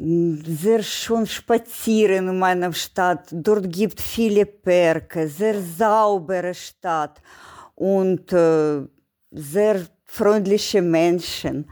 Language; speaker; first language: German; non-native, learner; Ukrainian